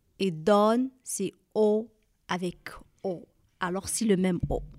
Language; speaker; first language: French; non-native, learner; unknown